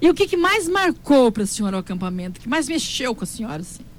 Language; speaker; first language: Portuguese; native; Portuguese